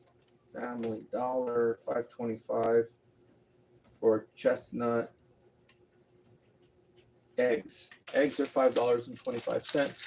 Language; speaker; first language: English; native; English